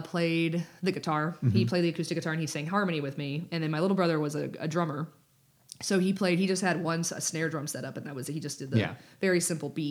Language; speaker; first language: English; native; English